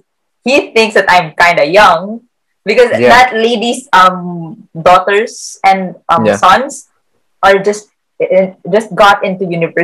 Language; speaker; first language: English; non-native, local second language; Filipino